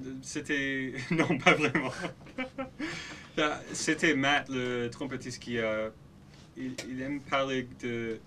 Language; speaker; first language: French; non-native, local second language; English